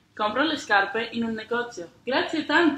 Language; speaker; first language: Italian; non-native, learner; English